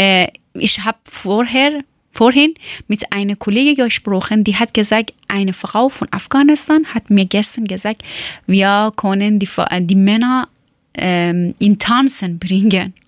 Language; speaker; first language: German; non-native, learner; Persian